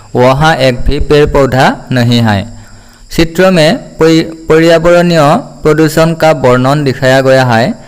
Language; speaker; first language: Hindi; non-native, local second language; Assamese